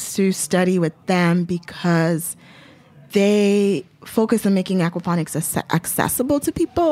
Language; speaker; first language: English; non-native, local second language; Yoruba